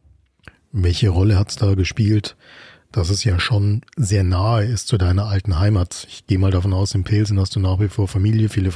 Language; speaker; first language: German; native; German